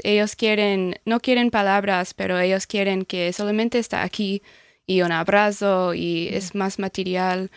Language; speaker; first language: Spanish; non-native, learner; English